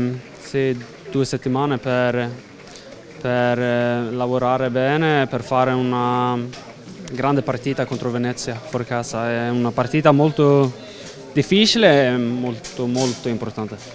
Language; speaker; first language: Italian; non-native, learner; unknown